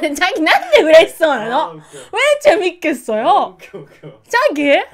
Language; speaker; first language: Korean; non-native, learner; Japanese